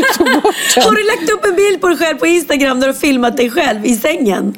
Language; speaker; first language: Swedish; native; Swedish